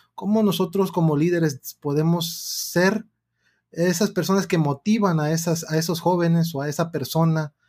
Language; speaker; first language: Spanish; early bilingual, heritage; Spanish